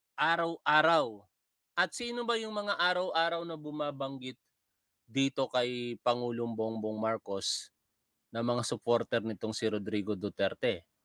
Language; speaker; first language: Filipino; native; Filipino